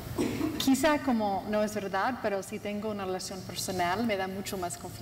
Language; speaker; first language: Spanish; non-native, fluent; English